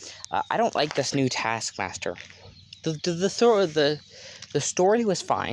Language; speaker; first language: English; native; English